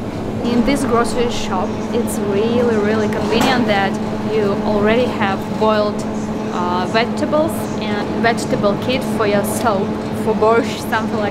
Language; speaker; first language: English; non-native, fluent; Russian